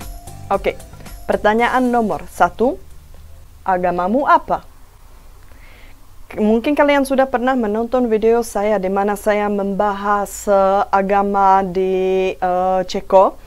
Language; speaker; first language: Indonesian; non-native, fluent; Czech